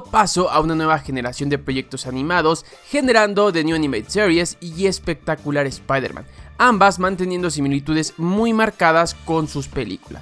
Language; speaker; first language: Spanish; native; Spanish